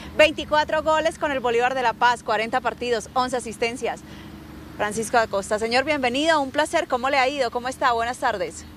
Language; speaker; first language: Spanish; native; Spanish